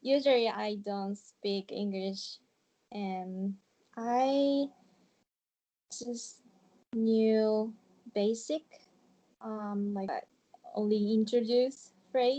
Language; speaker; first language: English; non-native, learner; Japanese